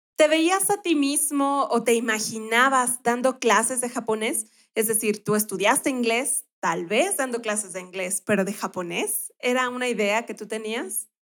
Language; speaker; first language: Spanish; native; Spanish